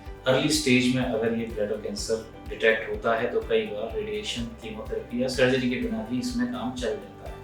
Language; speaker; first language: Hindi; native; Hindi